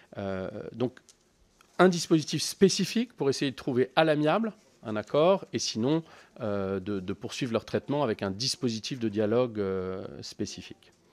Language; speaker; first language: French; native; French